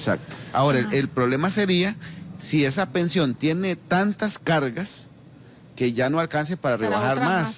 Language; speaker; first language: Spanish; native; Spanish